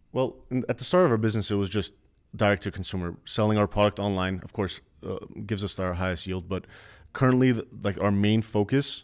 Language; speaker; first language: English; native; English